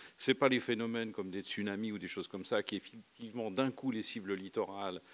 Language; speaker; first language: French; native; French